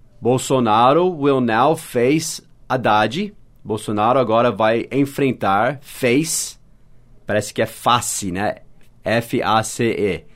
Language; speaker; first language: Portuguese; non-native, fluent; English